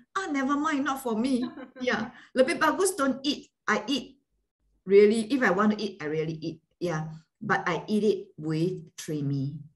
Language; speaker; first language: English; non-native, fluent; Malay